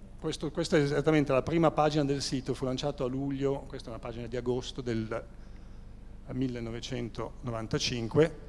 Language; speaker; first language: Italian; native; Italian